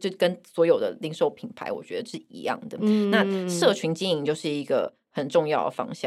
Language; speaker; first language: Chinese; native; Chinese